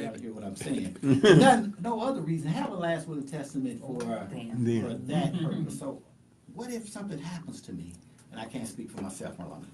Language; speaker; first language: English; native; English